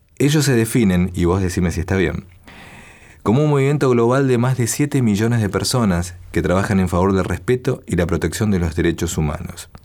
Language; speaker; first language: Spanish; native; Spanish